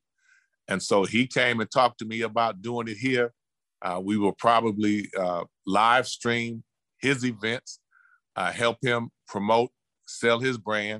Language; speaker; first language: English; native; English